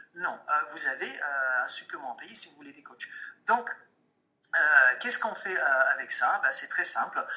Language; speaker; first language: French; non-native, fluent; English